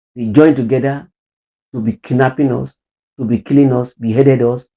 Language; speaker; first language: English; non-native, local second language; Yoruba